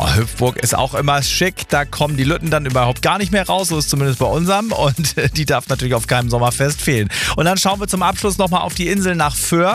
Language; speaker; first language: German; native; German